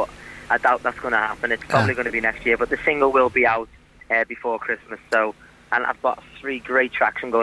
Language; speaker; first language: English; native; English